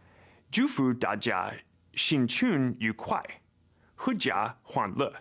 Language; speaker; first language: Chinese; non-native, learner; English